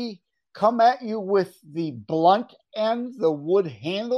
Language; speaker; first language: English; native; English